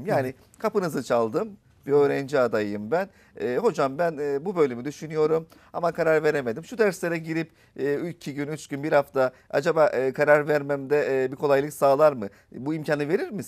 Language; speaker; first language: Turkish; native; Turkish